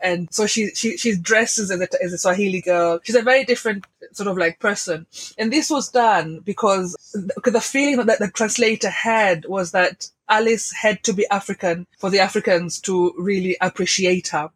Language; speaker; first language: English; non-native, local second language; Swahili